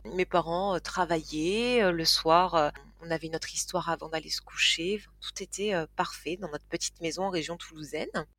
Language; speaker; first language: French; native; French